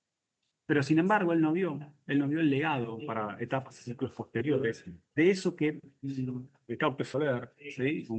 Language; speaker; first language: Spanish; native; Spanish